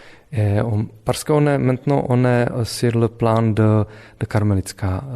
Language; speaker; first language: French; non-native, fluent; Czech